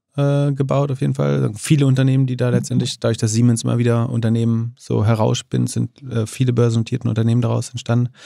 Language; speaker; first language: German; native; German